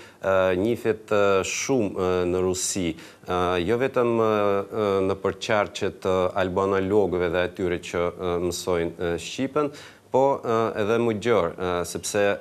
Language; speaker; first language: Albanian; non-native, fluent; Russian